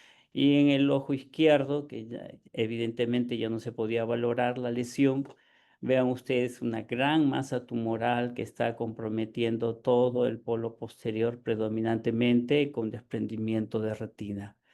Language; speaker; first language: Spanish; native; Spanish